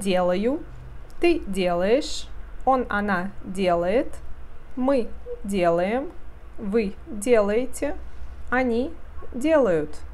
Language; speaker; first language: Russian; non-native, fluent; Portuguese